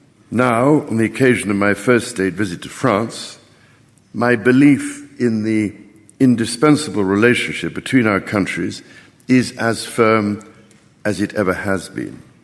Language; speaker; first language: English; native; English